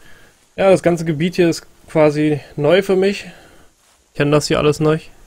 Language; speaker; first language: German; native; German